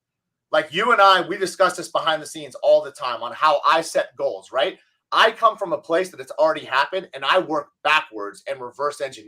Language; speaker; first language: English; native; English